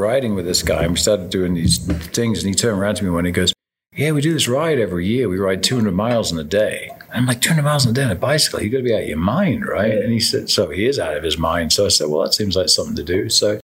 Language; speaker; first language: English; native; English